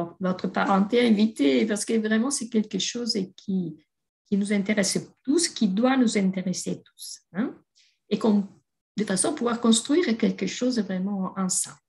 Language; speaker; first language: French; non-native, fluent; Italian